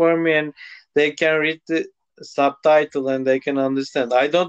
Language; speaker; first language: English; non-native, local second language; Turkish